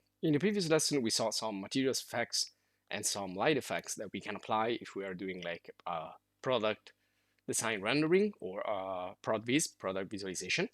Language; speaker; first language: English; non-native, fluent; Italian